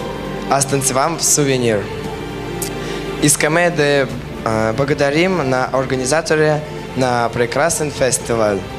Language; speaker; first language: Bulgarian; non-native, learner; Russian